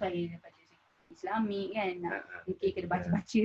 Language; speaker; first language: Malay; native; Malay